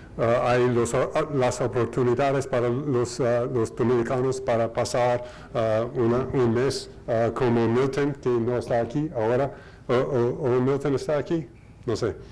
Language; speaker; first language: Spanish; non-native, learner; English